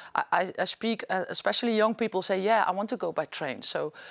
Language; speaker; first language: English; non-native, fluent; Dutch